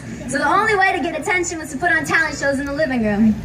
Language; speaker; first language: English; native; English